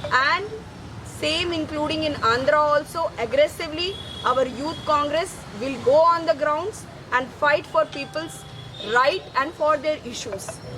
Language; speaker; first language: English; non-native, local second language; Telugu